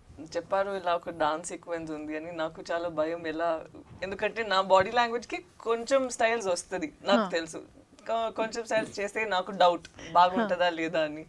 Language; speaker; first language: Telugu; non-native, learner; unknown